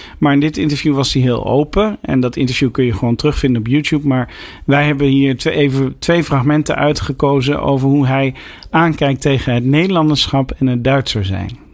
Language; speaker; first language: Dutch; native; Dutch